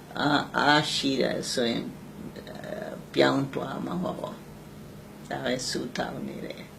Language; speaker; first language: Burmese; non-native, learner; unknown